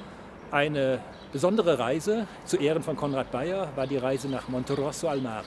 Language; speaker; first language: German; native; German